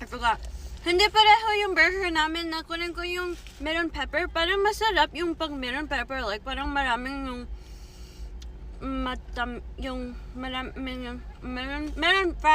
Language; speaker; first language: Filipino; non-native, learner; English